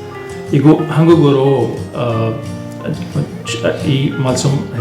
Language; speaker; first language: Korean; non-native, learner; Urdu